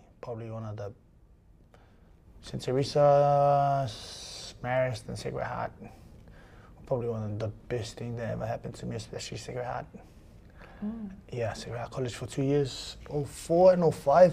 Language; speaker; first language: English; non-native, fluent; Samoan